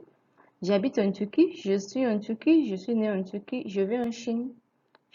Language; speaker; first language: French; non-native, fluent; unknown